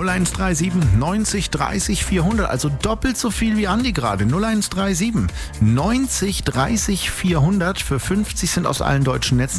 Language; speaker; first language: German; native; German